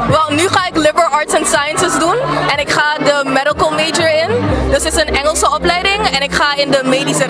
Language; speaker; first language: Dutch; non-native, local second language; Papiamento